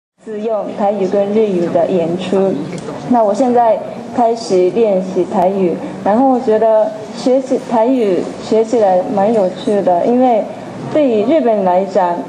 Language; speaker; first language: Chinese; non-native, fluent; Japanese